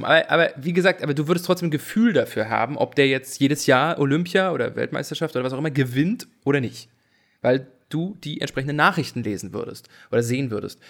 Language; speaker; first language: German; native; German